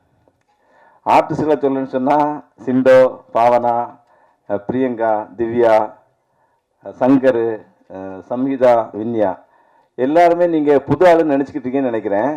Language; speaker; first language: Tamil; native; Tamil